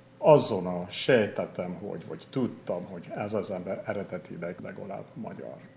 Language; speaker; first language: Hungarian; non-native, fluent; English